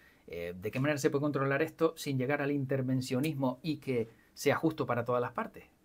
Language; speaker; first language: Spanish; native; Spanish